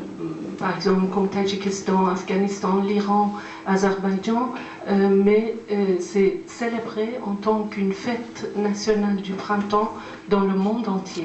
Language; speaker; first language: French; non-native, fluent; Persian